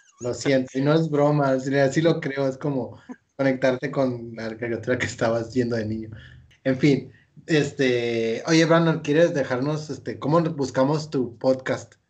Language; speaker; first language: Spanish; native; Spanish